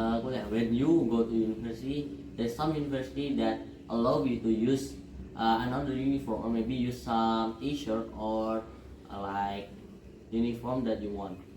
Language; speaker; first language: English; non-native, learner; Indonesian